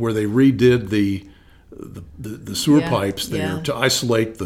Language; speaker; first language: English; native; English